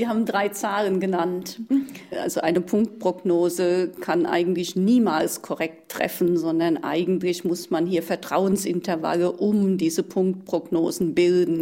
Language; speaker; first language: German; native; German